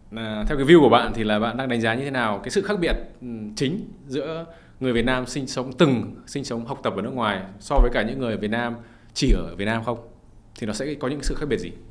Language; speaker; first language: Vietnamese; native; Vietnamese